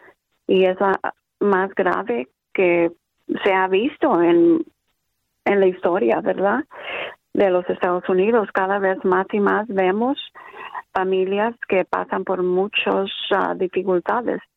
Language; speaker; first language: Spanish; early bilingual, other home language; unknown